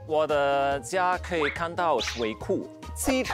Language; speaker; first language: Chinese; non-native, fluent; German